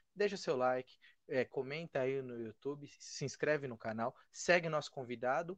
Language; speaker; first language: Portuguese; native; Portuguese